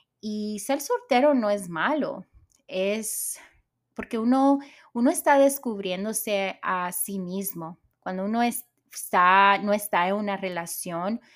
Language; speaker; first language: Spanish; early bilingual, heritage; Spanish